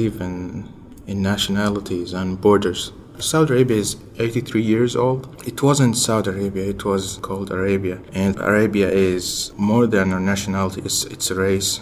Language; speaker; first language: English; non-native, fluent; Arabic